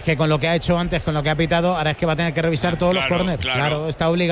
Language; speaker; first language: Spanish; native; Spanish